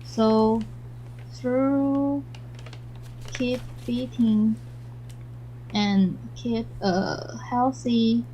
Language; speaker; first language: English; non-native, learner; Chinese